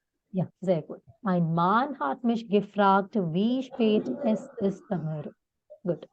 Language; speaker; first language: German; non-native, fluent; Malayalam